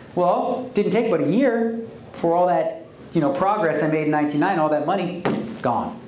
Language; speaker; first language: English; native; English